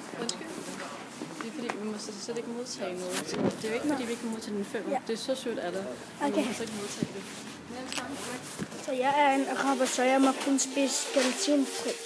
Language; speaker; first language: Danish; early bilingual, other home language; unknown